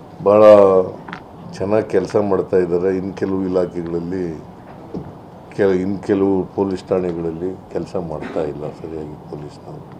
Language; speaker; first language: Kannada; native; Kannada